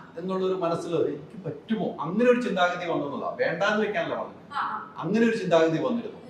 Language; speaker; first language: Malayalam; native; Malayalam